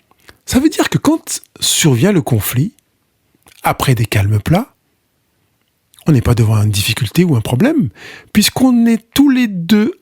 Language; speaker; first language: French; native; French